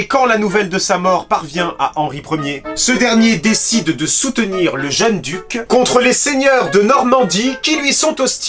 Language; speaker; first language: French; native; French